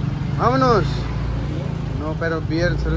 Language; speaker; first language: Spanish; non-native, learner; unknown